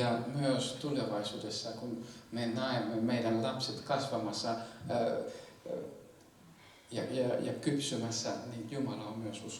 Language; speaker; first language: Finnish; non-native, fluent; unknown